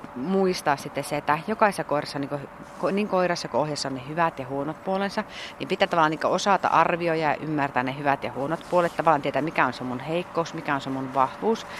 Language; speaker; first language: Finnish; native; Finnish